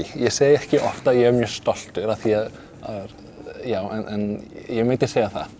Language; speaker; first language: Icelandic; non-native, fluent; Danish